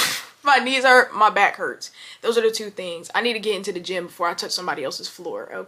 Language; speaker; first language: English; native; English